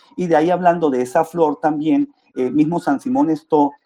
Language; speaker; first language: Spanish; native; Spanish